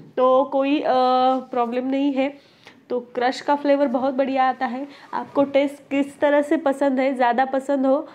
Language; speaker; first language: Hindi; non-native, local second language; Marathi